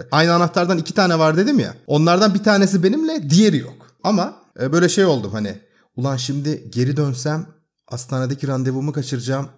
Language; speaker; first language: Turkish; native; Turkish